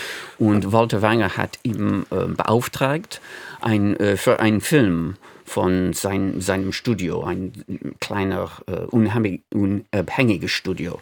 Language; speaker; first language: German; non-native, fluent; English